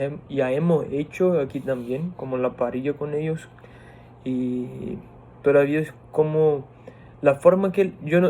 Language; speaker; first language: Spanish; non-native, fluent; Portuguese